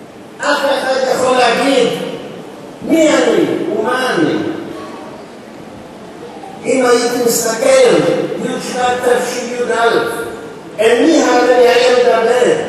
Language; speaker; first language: Hebrew; non-native, fluent; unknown